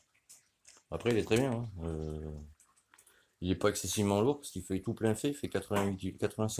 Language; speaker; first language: French; native; French